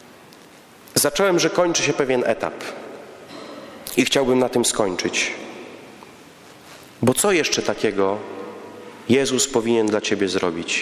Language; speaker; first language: Polish; native; Polish